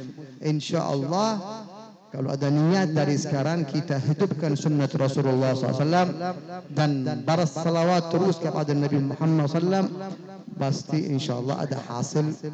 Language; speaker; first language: Indonesian; non-native, fluent; Arabic